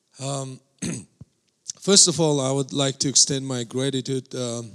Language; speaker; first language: English; non-native, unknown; Mongolian